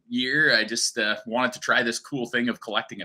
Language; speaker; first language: English; native; English